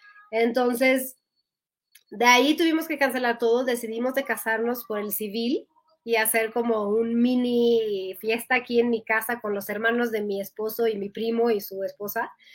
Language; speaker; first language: Spanish; non-native, fluent; Swedish